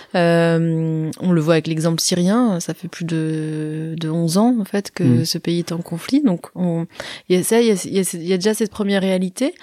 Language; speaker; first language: French; early bilingual, other home language; Arabic